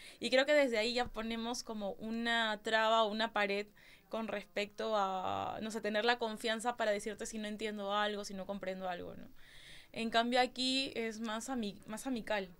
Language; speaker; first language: Spanish; native; Spanish